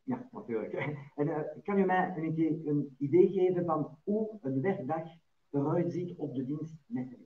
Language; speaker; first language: Dutch; non-native, local second language; French